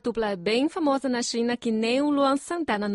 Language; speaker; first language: Portuguese; non-native, fluent; Chinese